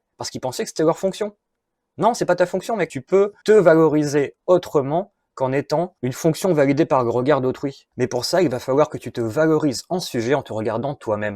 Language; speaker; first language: French; native; French